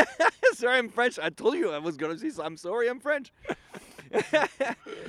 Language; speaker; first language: English; non-native, fluent; French